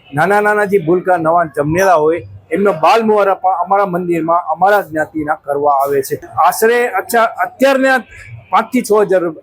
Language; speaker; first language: Gujarati; non-native, local second language; Sindhi